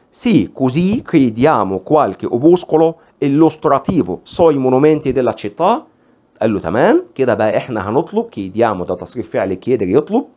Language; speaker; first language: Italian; non-native, fluent; Arabic